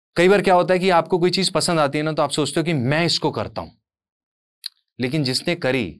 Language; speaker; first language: Hindi; native; Hindi